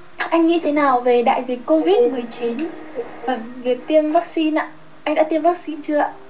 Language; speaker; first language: Vietnamese; native; Vietnamese